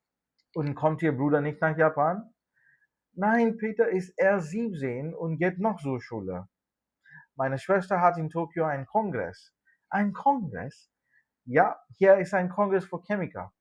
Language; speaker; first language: German; non-native, fluent; Malayalam